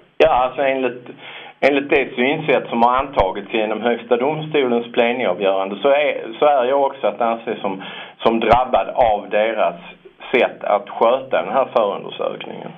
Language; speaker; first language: Swedish; native; Swedish